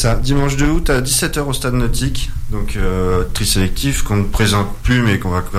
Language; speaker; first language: French; native; French